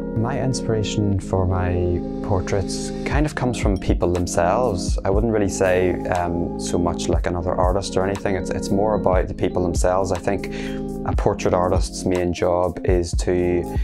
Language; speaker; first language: English; native; English